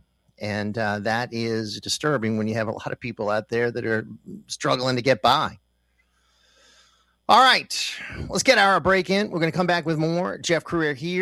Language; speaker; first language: English; native; English